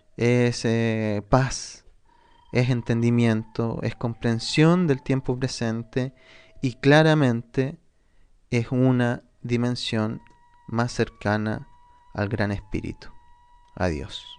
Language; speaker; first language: Spanish; native; Spanish